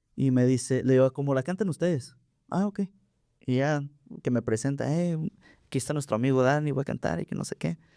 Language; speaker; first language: Spanish; early bilingual, heritage; Spanish